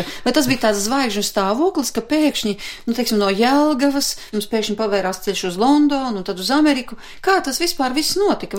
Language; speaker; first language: Latvian; native; Latvian